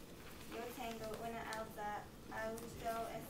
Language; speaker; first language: Spanish; non-native, learner; English